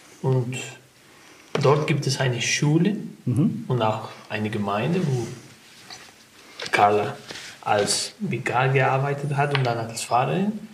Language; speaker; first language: German; non-native, learner; Spanish